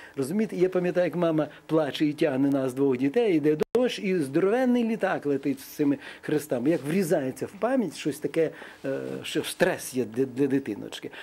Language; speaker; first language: Ukrainian; non-native, local second language; Russian